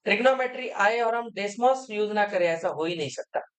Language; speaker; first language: Hindi; non-native, local second language; Marathi